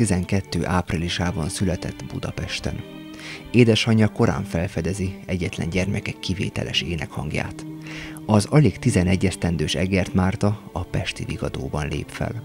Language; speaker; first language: Hungarian; native; Hungarian